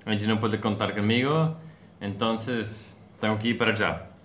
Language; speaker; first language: Spanish; non-native, learner; English